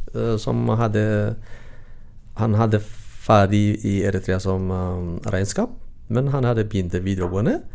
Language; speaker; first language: Norwegian; non-native, learner; Tigrinya